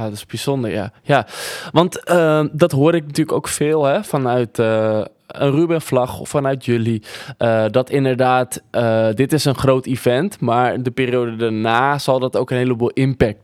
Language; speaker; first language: Dutch; native; Dutch